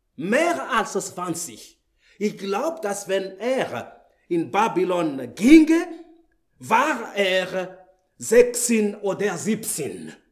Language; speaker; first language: German; non-native, learner; Malagasy